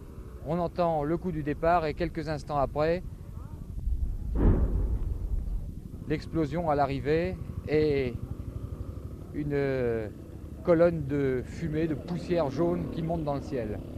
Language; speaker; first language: French; native; French